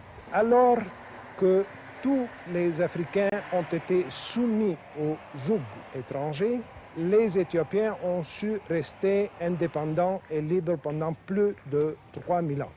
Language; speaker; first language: French; native; French